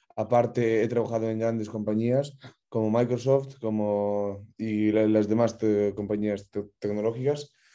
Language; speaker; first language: Spanish; non-native, fluent; Ukrainian